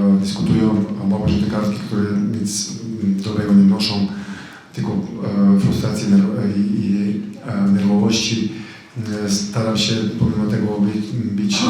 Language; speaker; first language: Polish; non-native, fluent; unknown